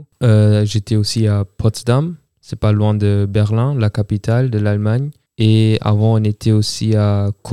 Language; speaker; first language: French; non-native, fluent; German